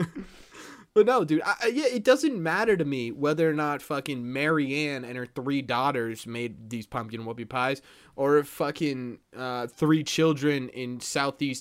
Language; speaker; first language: English; native; English